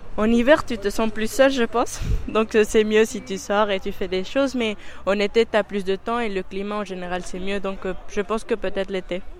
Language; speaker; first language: French; non-native, fluent; Spanish